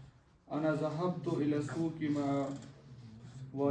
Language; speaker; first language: Arabic; non-native, learner; Urdu